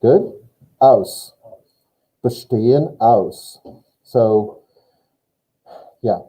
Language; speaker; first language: German; non-native, fluent; English